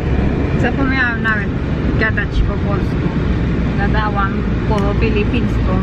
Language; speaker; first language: Polish; non-native, learner; Filipino